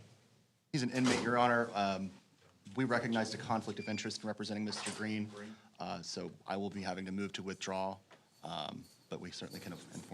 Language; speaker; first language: English; native; English